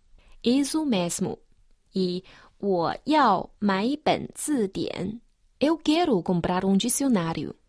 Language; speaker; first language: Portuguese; non-native, fluent; Chinese